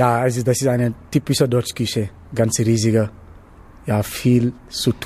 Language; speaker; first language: German; non-native, fluent; Wolof